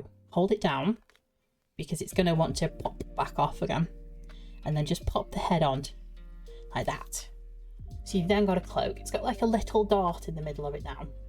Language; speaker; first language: English; native; English